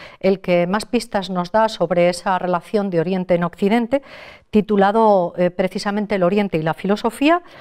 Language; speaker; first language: Spanish; native; Spanish